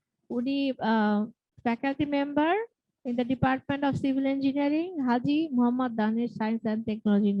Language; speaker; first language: English; non-native, local second language; Bangla